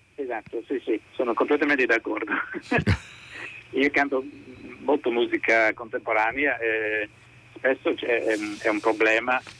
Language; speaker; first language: Italian; non-native, fluent; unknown